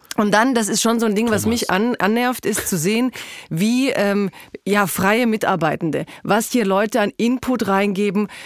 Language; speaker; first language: German; early bilingual, other home language; Croatian